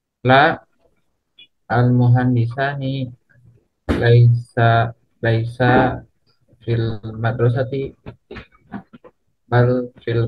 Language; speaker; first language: Arabic; non-native, learner; Indonesian